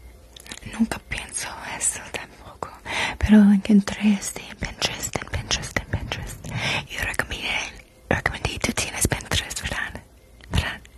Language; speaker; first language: Spanish; non-native, learner; English